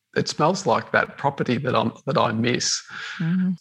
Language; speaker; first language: English; native; English